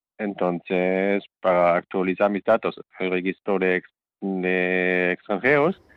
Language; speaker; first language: Spanish; non-native, fluent; German